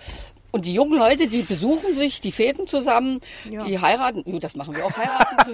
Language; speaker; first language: German; native; German